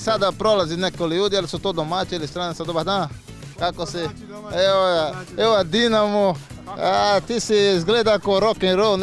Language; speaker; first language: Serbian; non-native, learner; Portuguese